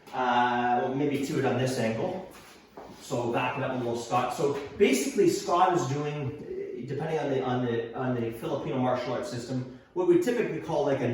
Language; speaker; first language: English; native; English